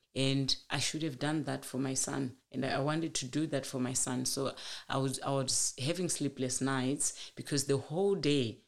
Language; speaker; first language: English; non-native, local second language; Shona